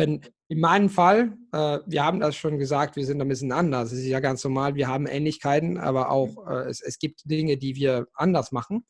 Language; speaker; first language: German; non-native, fluent; Italian